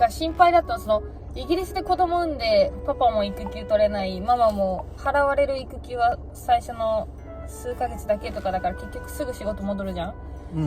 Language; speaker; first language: Japanese; native; Japanese